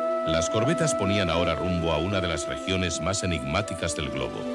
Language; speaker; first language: Spanish; native; Spanish